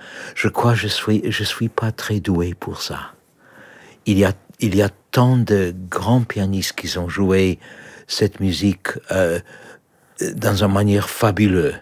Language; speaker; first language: French; non-native, learner; Polish